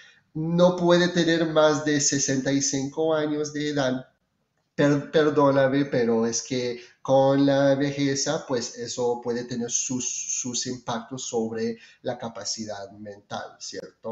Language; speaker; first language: Spanish; non-native, fluent; French